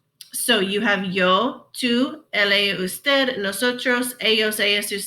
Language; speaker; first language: Spanish; non-native, fluent; English